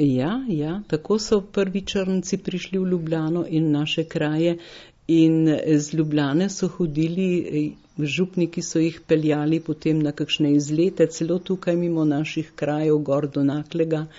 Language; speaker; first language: Slovenian; native; Slovenian